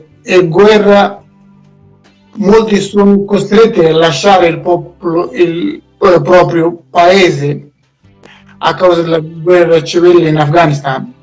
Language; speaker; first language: Italian; non-native, learner; Persian